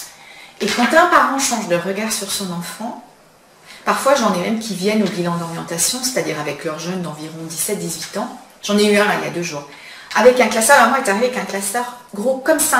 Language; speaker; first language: French; native; French